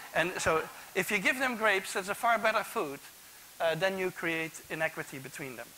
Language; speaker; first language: English; non-native, fluent; Dutch